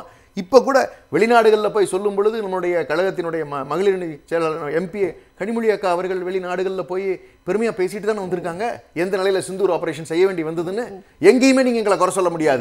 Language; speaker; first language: Tamil; native; Tamil